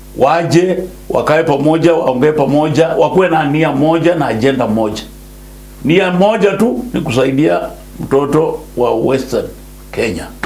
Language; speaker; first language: Swahili; non-native, local second language; Luyia